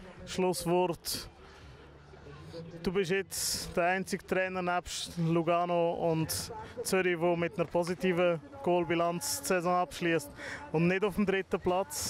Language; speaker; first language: German; native; German